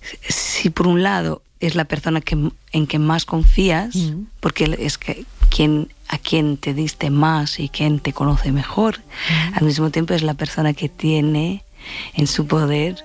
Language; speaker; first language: Spanish; non-native, fluent; Portuguese